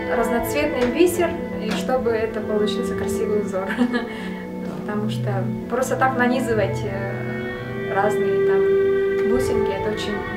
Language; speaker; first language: Russian; non-native, local second language; Yakut